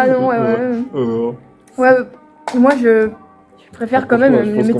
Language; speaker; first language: French; non-native, fluent; Swedish